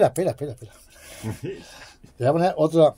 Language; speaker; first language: Spanish; native; Spanish